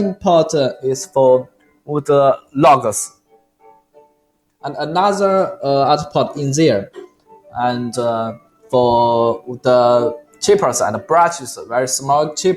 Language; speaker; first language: English; non-native, learner; Chinese